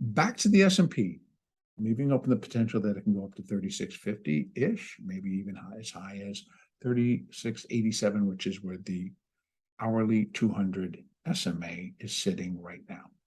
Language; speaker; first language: English; native; English